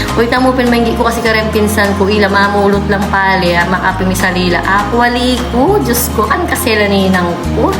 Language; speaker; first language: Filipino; non-native, local second language; Pampanga